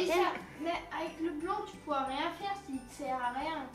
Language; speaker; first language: French; native; French